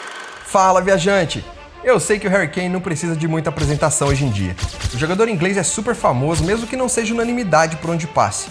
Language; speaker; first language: Portuguese; native; Portuguese